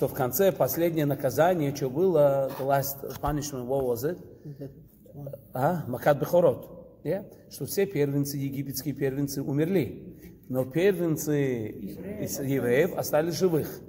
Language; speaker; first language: Russian; early bilingual, heritage; Russian